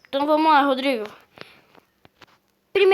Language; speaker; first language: Portuguese; native; Portuguese